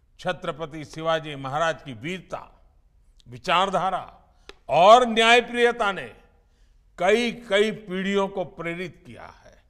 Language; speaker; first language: Hindi; non-native, local second language; Gujarati